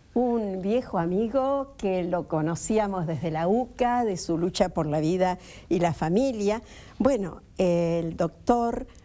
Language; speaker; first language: Spanish; native; Spanish